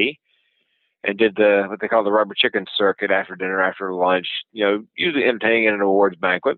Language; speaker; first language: English; native; English